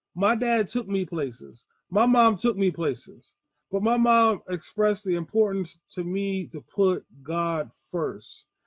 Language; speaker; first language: English; native; English